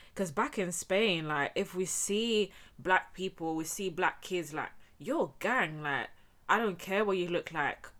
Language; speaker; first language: English; early bilingual, heritage; Spanish